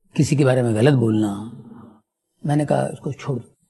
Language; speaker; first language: Hindi; non-native, local second language; Telugu